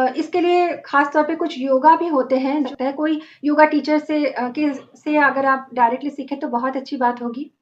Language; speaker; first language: Hindi; non-native, local second language; Bangla